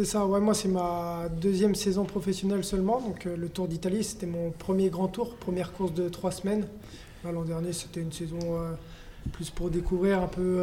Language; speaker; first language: French; native; French